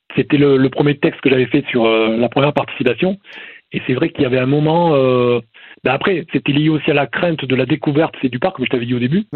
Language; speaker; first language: French; native; French